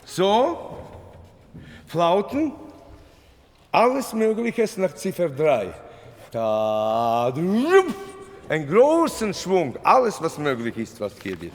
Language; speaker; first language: German; non-native, fluent; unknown